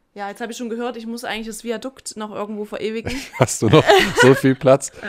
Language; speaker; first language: German; native; German